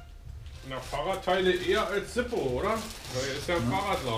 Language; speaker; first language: German; native; German